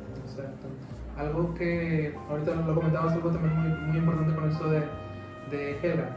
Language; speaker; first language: Spanish; native; Spanish